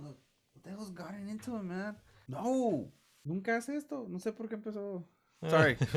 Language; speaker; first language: Spanish; early bilingual, heritage; Spanish